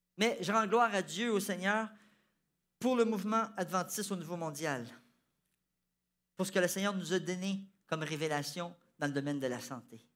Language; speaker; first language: French; native; French